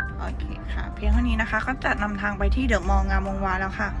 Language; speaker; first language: Thai; native; Thai